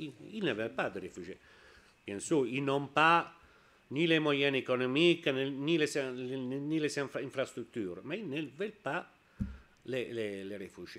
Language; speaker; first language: French; non-native, learner; Italian